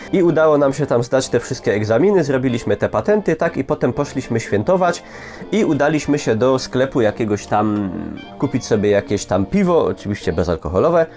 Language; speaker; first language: Polish; native; Polish